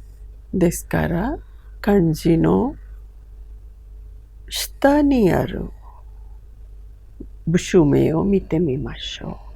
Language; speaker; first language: Japanese; non-native, fluent; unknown